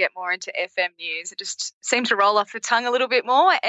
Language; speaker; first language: English; native; English